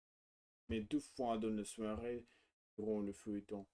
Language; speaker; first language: French; non-native, learner; Russian